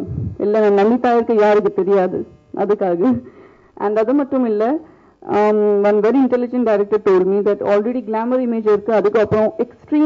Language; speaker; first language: Tamil; non-native, learner; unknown